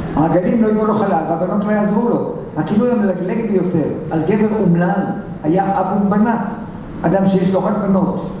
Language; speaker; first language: Hebrew; native; Hebrew